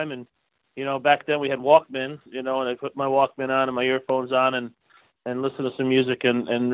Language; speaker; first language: English; native; English